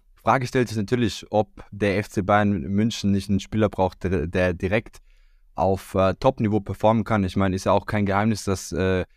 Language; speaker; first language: German; early bilingual, other home language; Croatian